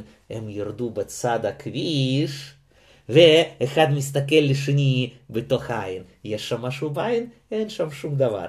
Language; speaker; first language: Hebrew; non-native, fluent; Russian